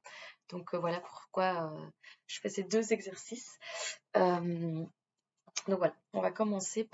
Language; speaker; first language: French; native; French